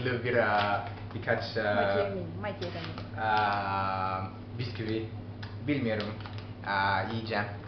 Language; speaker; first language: Turkish; non-native, learner; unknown